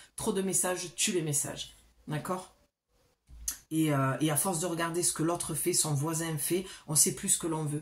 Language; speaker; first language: French; native; French